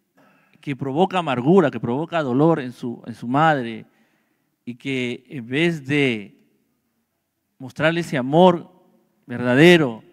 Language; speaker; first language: Spanish; native; Spanish